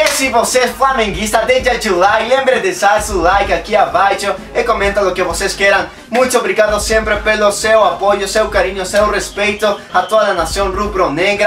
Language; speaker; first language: Portuguese; non-native, learner; Spanish